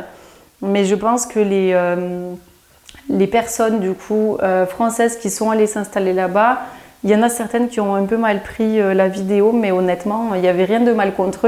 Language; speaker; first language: French; native; French